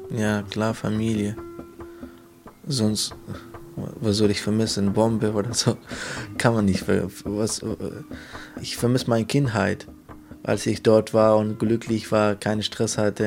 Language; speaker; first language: German; non-native, fluent; Persian